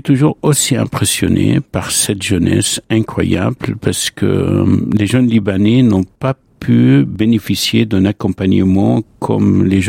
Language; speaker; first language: French; non-native, local second language; Arabic